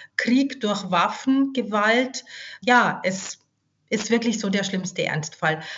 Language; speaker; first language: German; native; German